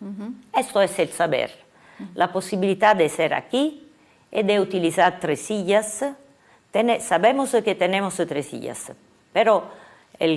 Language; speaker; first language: Spanish; non-native, fluent; Italian